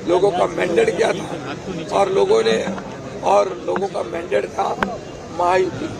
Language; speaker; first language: Hindi; non-native, local second language; Marathi